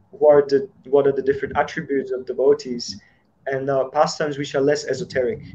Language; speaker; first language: English; non-native, fluent; Slovak